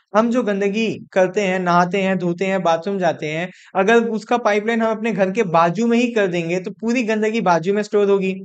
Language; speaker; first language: Hindi; non-native, local second language; Gujarati